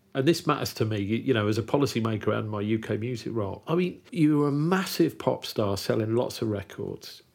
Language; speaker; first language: English; native; English